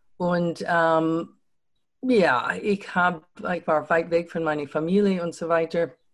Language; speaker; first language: German; non-native, fluent; English